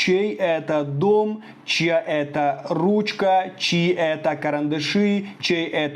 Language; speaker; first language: Russian; non-native, fluent; Tajik